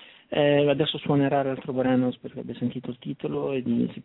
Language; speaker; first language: Italian; native; Italian